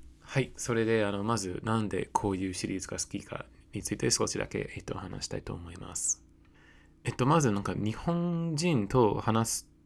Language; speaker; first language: Japanese; non-native, fluent; English